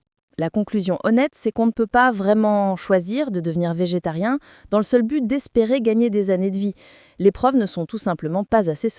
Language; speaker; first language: French; native; French